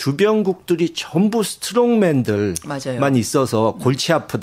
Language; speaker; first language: Korean; native; Korean